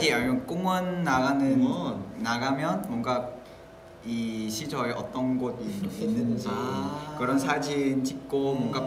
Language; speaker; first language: Korean; non-native, fluent; Vietnamese